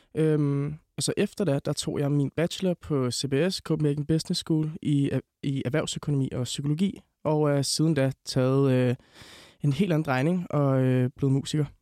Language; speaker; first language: Danish; native; Danish